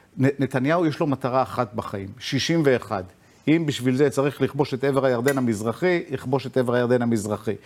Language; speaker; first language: Hebrew; native; Hebrew